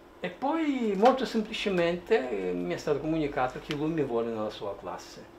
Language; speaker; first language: Italian; non-native, fluent; Russian